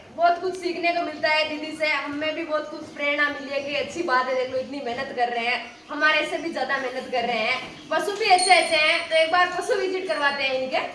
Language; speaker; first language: Hindi; native; Hindi